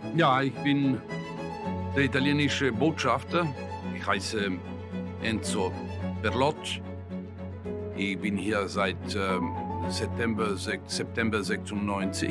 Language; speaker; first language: German; non-native, fluent; Italian